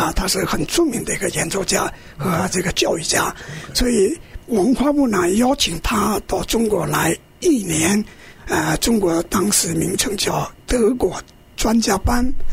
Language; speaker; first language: Chinese; non-native, local second language; Korean